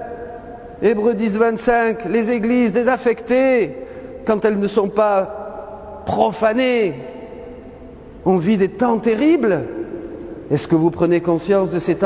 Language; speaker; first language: French; native; French